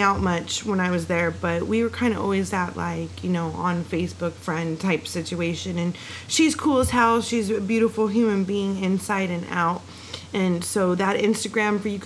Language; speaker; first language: English; native; English